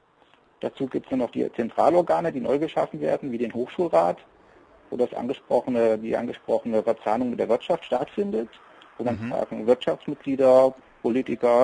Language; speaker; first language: German; native; German